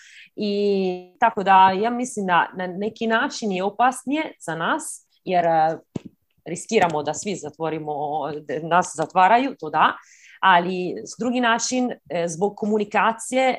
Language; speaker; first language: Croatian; early bilingual, heritage; Croatian